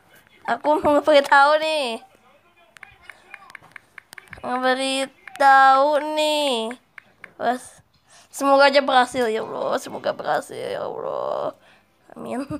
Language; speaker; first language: Indonesian; native; Indonesian